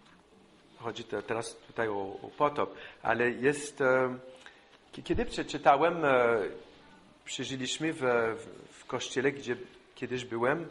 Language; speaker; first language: Polish; non-native, fluent; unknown